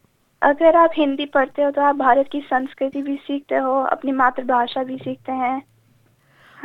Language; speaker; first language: Hindi; early bilingual, heritage; Hindi